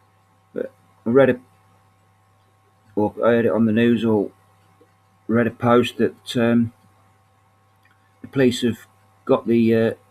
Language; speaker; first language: English; native; English